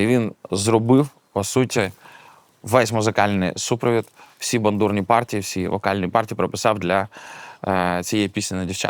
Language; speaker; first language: Ukrainian; native; Ukrainian